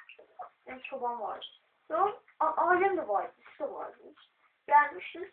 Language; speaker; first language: Turkish; non-native, learner; Azerbaijani